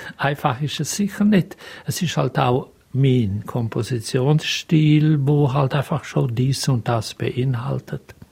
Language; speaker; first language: German; non-native, local second language; Romansh